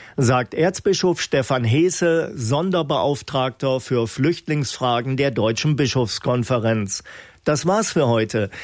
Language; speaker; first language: German; native; German